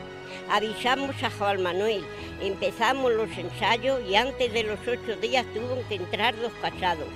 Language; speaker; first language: Spanish; native; Spanish